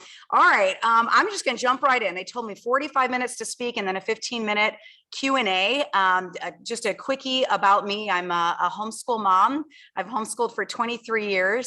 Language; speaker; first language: English; native; English